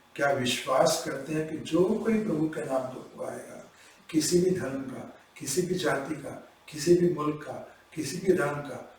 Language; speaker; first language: Hindi; non-native, local second language; Punjabi